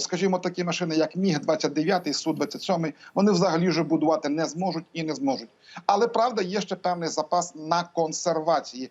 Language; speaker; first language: Ukrainian; native; Ukrainian